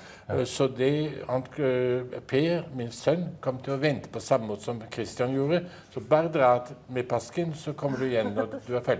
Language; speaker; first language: Norwegian; early bilingual, heritage; Norwegian